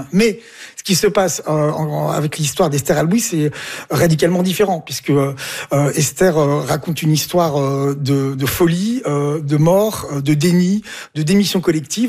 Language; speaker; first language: French; native; French